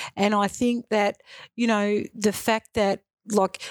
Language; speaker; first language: English; native; English